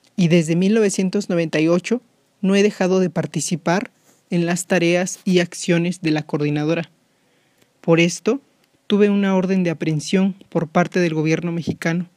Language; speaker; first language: Spanish; non-native, local second language; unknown